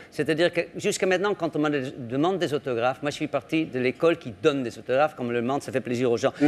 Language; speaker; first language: French; non-native, fluent; Dutch